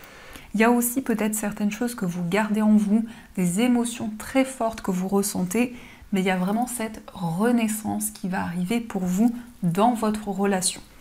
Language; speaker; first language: French; native; French